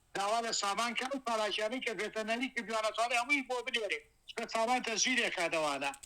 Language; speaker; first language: Central Kurdish; native; Central Kurdish